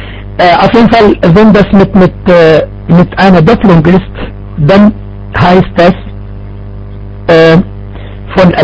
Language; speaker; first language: German; non-native, fluent; Arabic